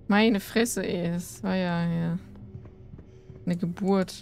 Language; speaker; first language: German; native; German